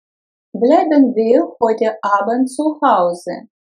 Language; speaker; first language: German; non-native, fluent; Russian